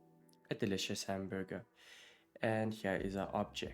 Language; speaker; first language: English; non-native, fluent; Italian